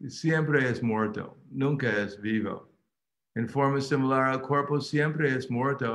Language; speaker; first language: Spanish; non-native, fluent; English